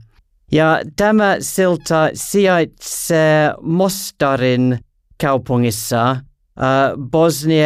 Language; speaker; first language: Finnish; non-native, learner; English